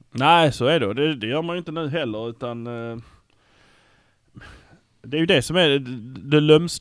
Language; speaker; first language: Swedish; native; Swedish